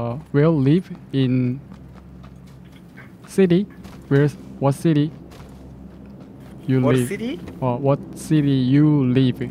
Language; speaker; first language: English; non-native, learner; Korean